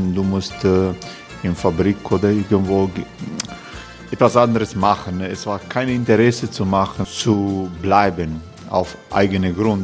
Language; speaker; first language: German; non-native, fluent; Croatian